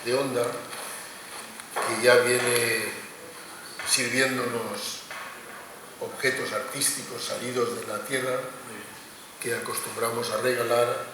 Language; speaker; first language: Spanish; non-native, local second language; Catalan